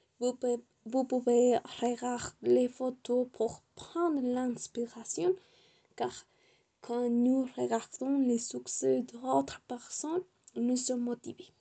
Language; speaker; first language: French; non-native, learner; Spanish